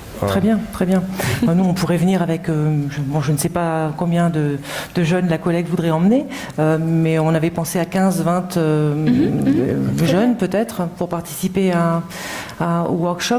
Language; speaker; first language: French; native; French